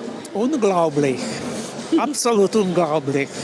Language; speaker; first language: German; non-native, learner; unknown